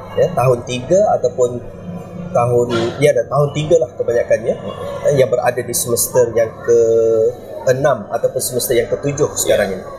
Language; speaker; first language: Malay; native; Malay